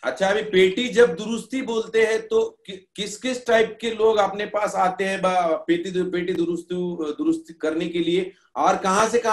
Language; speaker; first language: Hindi; non-native, local second language; Marathi